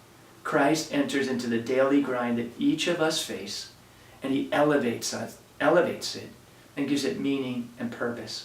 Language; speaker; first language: English; native; English